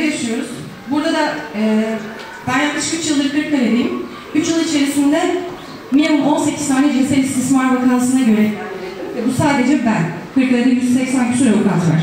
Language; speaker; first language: Turkish; native; Turkish